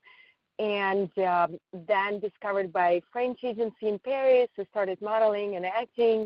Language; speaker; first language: English; non-native, fluent; Russian